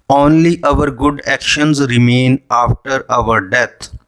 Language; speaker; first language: English; non-native, local second language; Punjabi